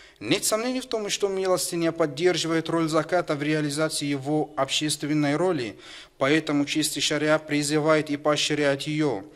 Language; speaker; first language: Russian; non-native, fluent; Arabic